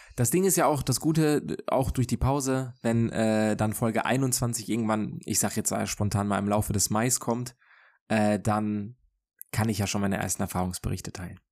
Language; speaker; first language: German; native; German